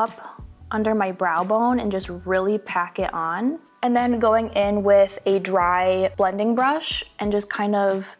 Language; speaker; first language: English; native; English